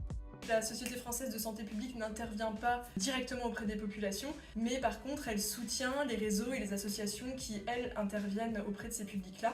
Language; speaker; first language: French; native; French